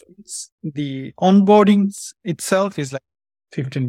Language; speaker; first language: English; non-native, fluent; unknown